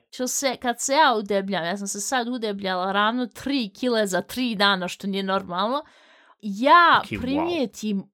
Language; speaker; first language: Bosnian; early bilingual, heritage; Bosnian